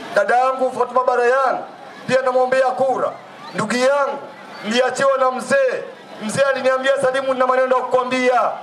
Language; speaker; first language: Swahili; native; Swahili